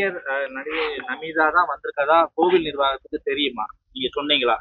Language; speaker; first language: Tamil; native; Tamil